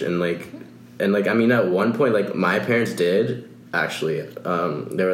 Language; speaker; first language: English; early bilingual, other home language; Spanish